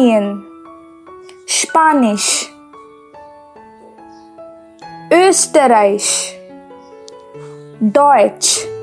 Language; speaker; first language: German; non-native, fluent; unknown